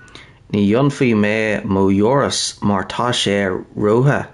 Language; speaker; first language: Irish; non-native, learner; English